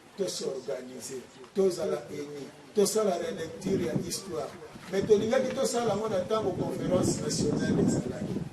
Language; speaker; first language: Lingala; non-native, local second language; Kongo